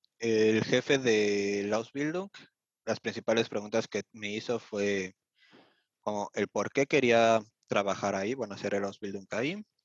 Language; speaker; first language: Spanish; native; Spanish